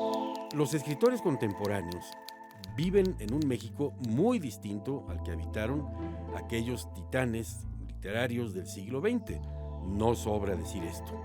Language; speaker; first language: Spanish; native; Spanish